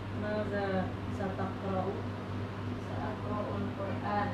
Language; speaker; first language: Arabic; non-native, learner; Indonesian